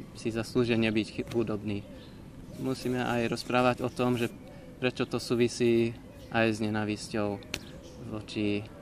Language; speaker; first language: Slovak; non-native, learner; English